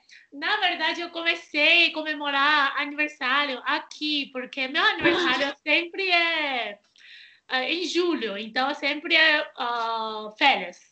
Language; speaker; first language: Portuguese; non-native, fluent; Chinese